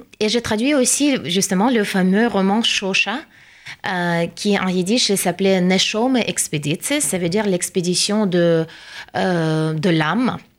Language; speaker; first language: French; non-native, fluent; Russian